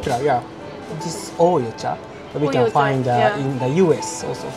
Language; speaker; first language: English; non-native, learner; Japanese